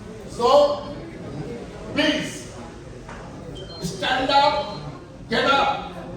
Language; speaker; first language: English; non-native, local second language; Bangla